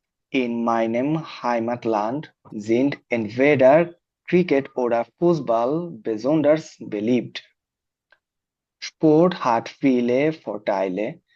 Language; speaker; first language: German; non-native, learner; Bangla